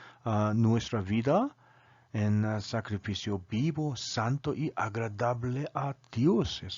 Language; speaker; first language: Spanish; non-native, learner; Korean